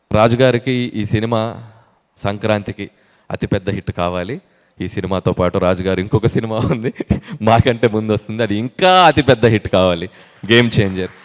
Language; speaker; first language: Telugu; native; Telugu